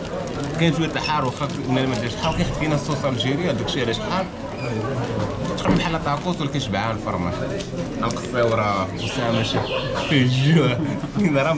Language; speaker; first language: Arabic; native; Arabic